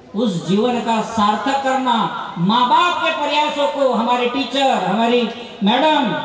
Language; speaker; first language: Hindi; non-native, local second language; Marathi